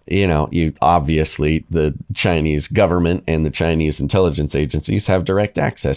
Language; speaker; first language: English; native; English